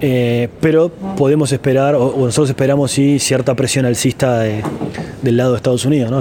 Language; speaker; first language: Spanish; native; Spanish